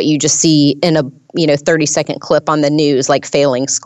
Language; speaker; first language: English; native; English